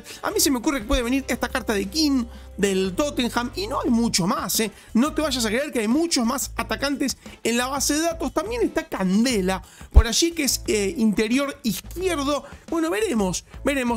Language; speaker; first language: Spanish; native; Spanish